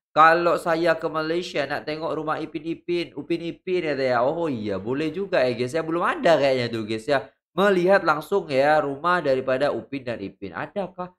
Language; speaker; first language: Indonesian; native; Indonesian